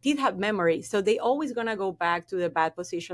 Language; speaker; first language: English; non-native, fluent; Spanish